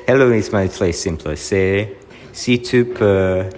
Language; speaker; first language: French; non-native, learner; English